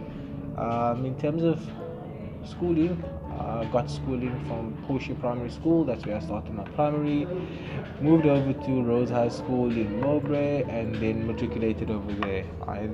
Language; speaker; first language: English; non-native, local second language; Xhosa